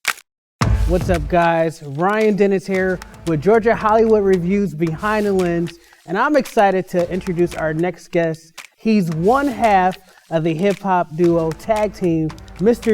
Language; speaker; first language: English; native; English